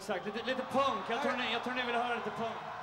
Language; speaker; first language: Swedish; native; Swedish